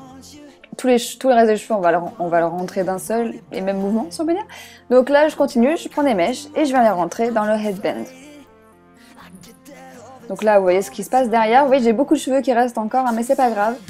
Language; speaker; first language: French; native; French